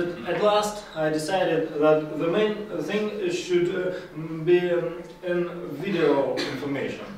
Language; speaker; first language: English; non-native, learner; Russian